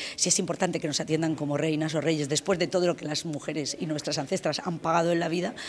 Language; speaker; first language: Spanish; native; Spanish